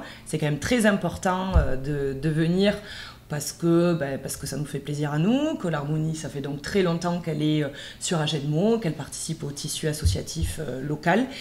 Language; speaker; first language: French; native; French